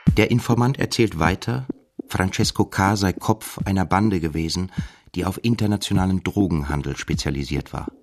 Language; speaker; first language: German; native; German